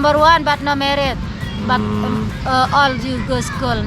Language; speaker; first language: English; non-native, learner; Sasak